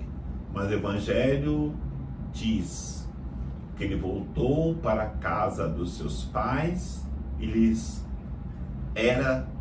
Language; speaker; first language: Portuguese; native; Portuguese